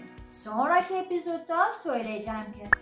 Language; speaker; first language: Turkish; non-native, learner; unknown